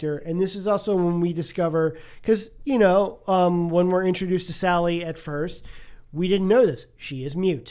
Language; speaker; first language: English; native; English